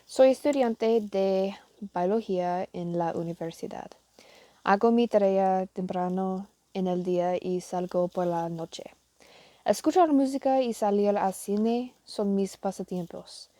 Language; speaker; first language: Spanish; non-native, learner; English